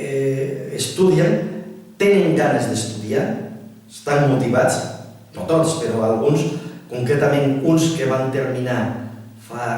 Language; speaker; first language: Catalan; non-native, local second language; Spanish